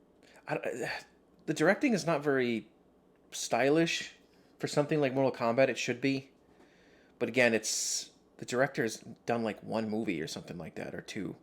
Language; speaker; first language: English; native; English